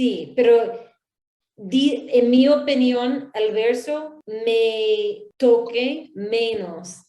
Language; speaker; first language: Spanish; non-native, learner; English